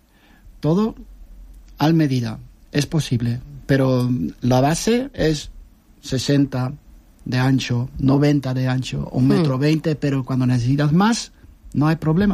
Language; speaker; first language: Spanish; non-native, fluent; Dutch